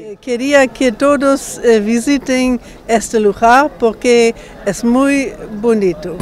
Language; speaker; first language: Spanish; non-native, learner; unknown